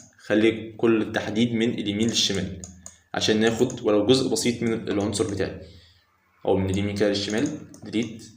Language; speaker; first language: Arabic; native; Arabic